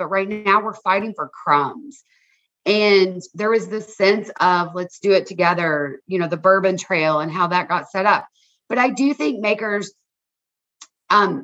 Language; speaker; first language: English; native; English